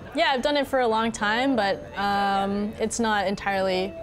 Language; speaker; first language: English; native; English